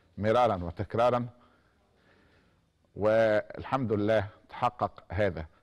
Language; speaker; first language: Arabic; native; Arabic